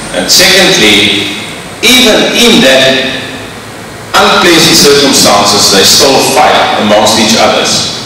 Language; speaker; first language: English; non-native, local second language; Afrikaans